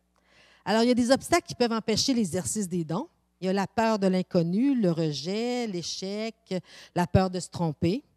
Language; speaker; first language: French; native; French